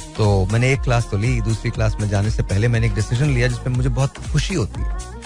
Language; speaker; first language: Urdu; native; Urdu